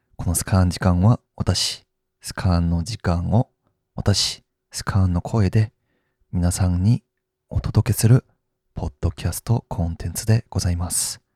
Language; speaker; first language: Japanese; non-native, fluent; Korean